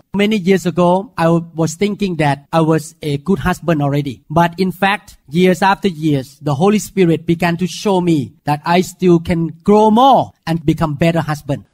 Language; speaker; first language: English; non-native, fluent; Thai